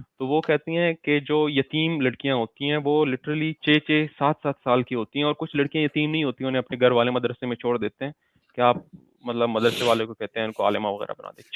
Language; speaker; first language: Urdu; non-native, local second language; Pashto